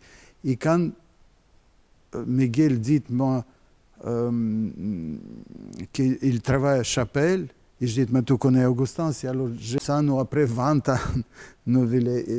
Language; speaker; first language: French; non-native, learner; Russian